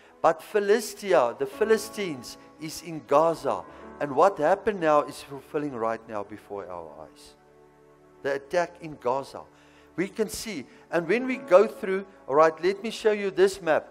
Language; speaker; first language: English; non-native, local second language; Afrikaans